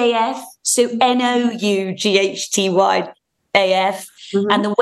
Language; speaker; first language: English; native; English